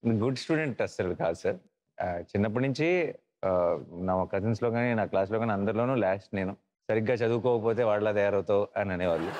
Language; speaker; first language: Telugu; native; Telugu